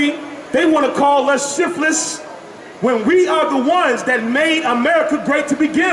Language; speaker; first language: English; native; English